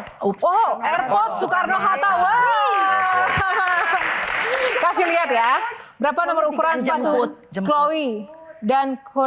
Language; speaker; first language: Indonesian; native; Indonesian